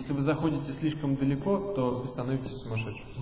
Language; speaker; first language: Russian; native; Russian